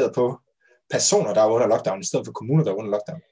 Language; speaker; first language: Danish; native; Danish